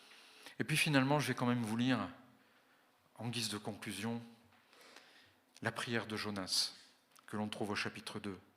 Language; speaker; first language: French; native; French